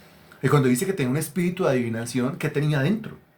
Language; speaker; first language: Spanish; native; Spanish